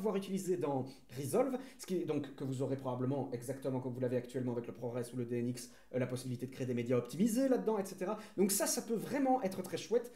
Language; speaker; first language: French; native; French